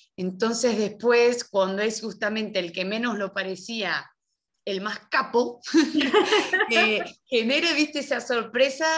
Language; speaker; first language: Spanish; native; Spanish